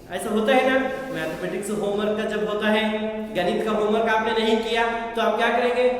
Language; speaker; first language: Hindi; non-native, local second language; Kannada